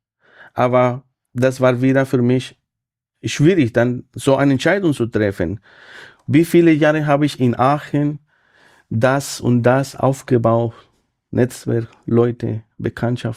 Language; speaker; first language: German; non-native, fluent; Spanish